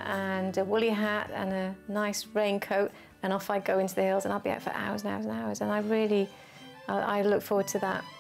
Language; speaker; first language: English; native; English